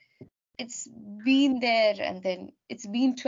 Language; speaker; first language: English; non-native, local second language; Malayalam